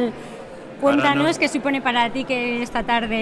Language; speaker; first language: Spanish; native; Spanish